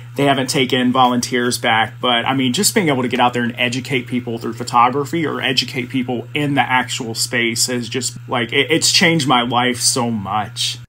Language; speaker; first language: English; native; English